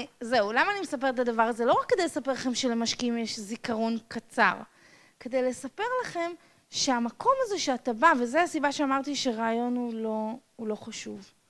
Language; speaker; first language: Hebrew; non-native, fluent; English